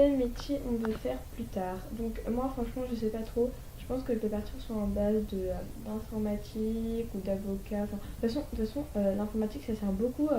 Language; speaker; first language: French; native; French